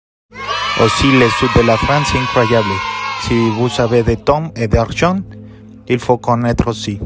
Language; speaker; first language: French; non-native, learner; Spanish